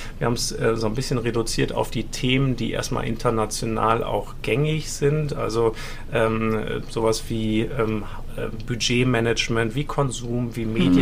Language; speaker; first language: German; native; German